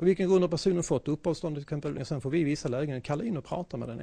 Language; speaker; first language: Swedish; native; Swedish